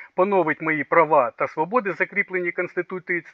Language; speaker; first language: Ukrainian; non-native, local second language; Russian